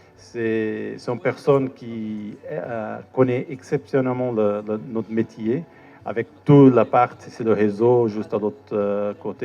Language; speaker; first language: French; non-native, fluent; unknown